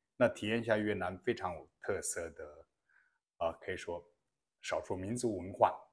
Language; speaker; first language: Chinese; native; Chinese